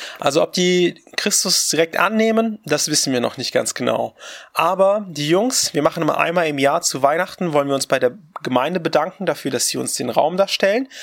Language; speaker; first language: German; early bilingual, other home language; Russian